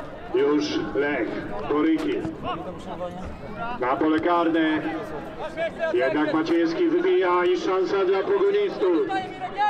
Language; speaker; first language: Polish; native; Polish